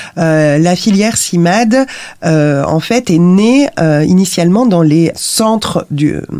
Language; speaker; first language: French; native; French